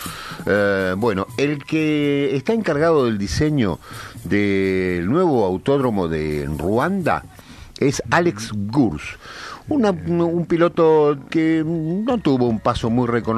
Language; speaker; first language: Spanish; native; Spanish